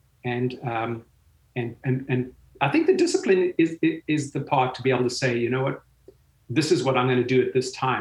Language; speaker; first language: English; native; English